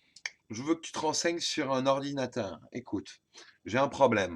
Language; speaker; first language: French; native; French